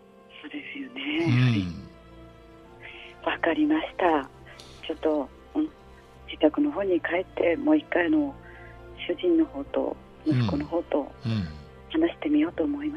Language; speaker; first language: Japanese; native; Japanese